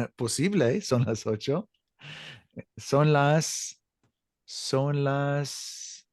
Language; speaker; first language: Spanish; non-native, learner; English